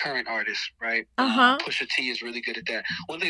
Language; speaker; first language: English; native; English